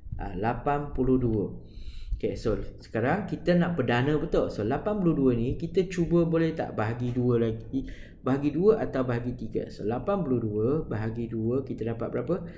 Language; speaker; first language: Malay; non-native, local second language; Chinese